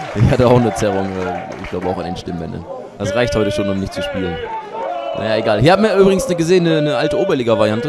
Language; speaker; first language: German; native; German